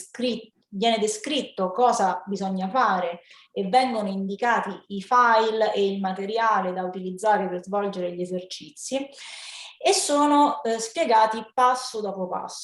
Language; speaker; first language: Italian; native; Italian